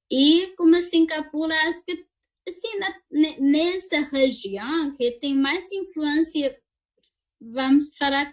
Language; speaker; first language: Portuguese; non-native, fluent; Chinese